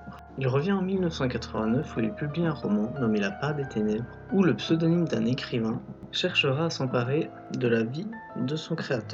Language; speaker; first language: French; native; French